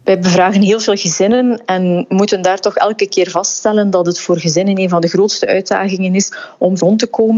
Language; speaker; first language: Dutch; native; Dutch